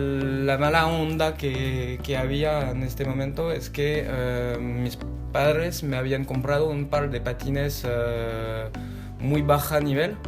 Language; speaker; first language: Spanish; non-native, fluent; French